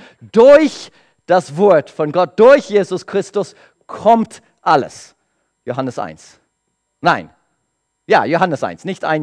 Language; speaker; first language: German; non-native, learner; English